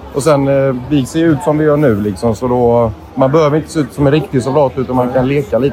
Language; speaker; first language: Swedish; native; Swedish